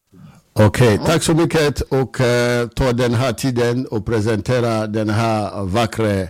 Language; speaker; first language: Swedish; non-native, fluent; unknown